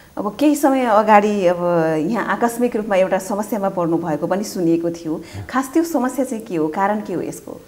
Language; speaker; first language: Nepali; native; Nepali